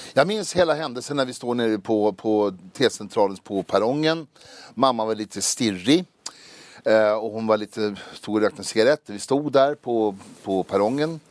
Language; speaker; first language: Swedish; native; Swedish